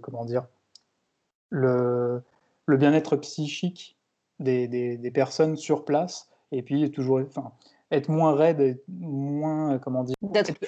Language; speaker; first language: French; native; French